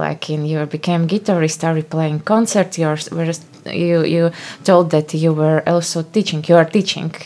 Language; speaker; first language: English; non-native, fluent; Latvian